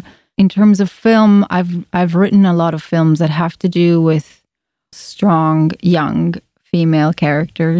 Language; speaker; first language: English; non-native, fluent; Italian